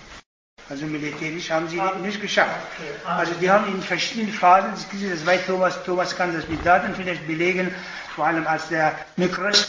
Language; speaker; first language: German; non-native, fluent; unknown